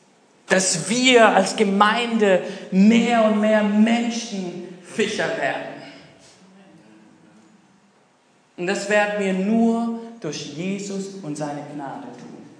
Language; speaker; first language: German; non-native, fluent; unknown